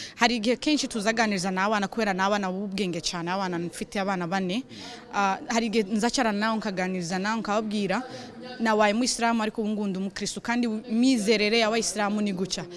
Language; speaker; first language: Kinyarwanda; non-native, learner; Somali